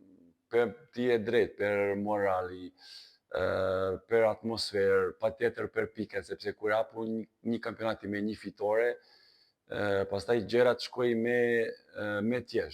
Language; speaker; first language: Albanian; non-native, learner; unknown